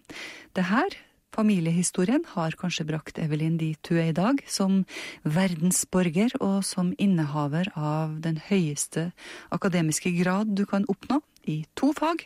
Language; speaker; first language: Norwegian; native; Norwegian